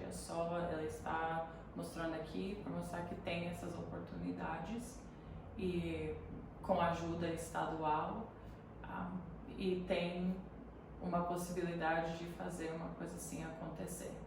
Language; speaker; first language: Portuguese; early bilingual, heritage; Portuguese